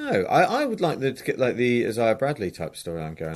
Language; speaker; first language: English; native; English